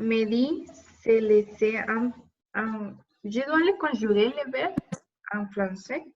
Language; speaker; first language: French; non-native, learner; Spanish